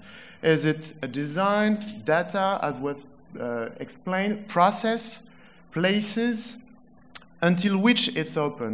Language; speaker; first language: English; non-native, fluent; French